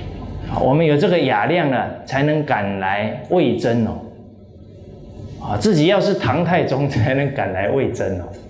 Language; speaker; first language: Chinese; native; Chinese